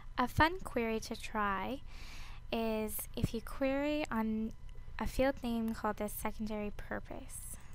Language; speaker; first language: English; native; English